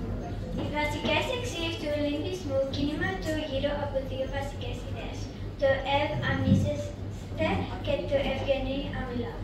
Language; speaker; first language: Greek; early bilingual, heritage; Greek